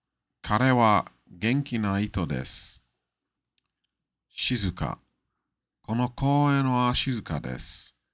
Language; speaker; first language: Japanese; non-native, learner; English